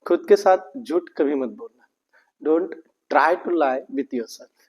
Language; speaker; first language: Hindi; non-native, local second language; Marathi